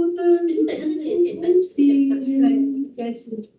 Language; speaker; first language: Chinese; native; Chinese